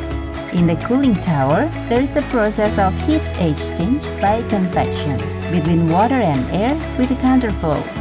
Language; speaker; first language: English; non-native, fluent; Indonesian